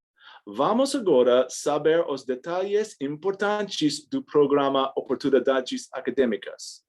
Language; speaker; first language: Portuguese; non-native, fluent; English